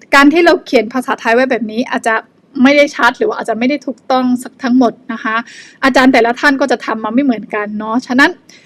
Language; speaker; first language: Thai; non-native, fluent; Burmese